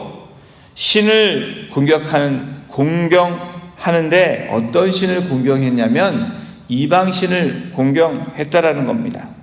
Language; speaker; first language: Korean; native; Korean